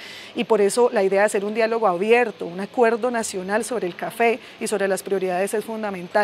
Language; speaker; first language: Spanish; native; Spanish